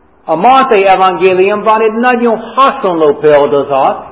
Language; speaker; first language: Hungarian; non-native, fluent; English